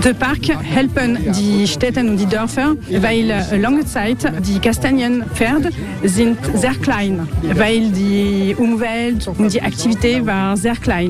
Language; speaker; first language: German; non-native, learner; French